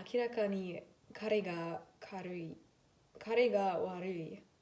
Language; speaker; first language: Japanese; non-native, learner; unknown